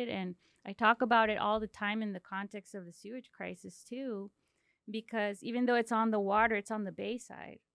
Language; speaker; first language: English; early bilingual, other home language; Spanish